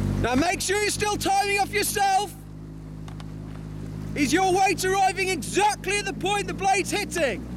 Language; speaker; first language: English; native; English